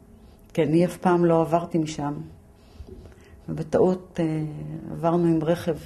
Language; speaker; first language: Hebrew; early bilingual, other home language; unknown